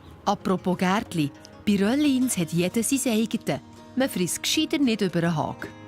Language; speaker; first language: German; native; German